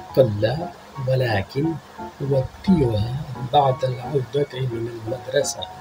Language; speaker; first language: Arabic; non-native, fluent; Urdu